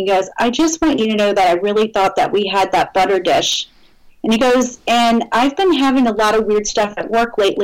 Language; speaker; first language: English; native; English